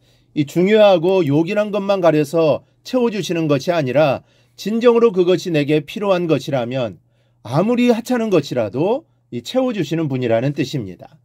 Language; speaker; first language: Korean; native; Korean